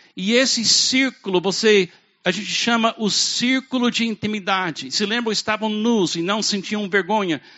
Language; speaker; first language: Portuguese; non-native, fluent; English